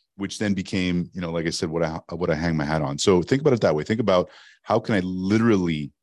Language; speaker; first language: English; native; English